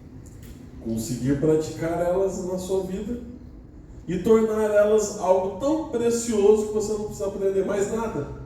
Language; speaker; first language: Portuguese; native; Portuguese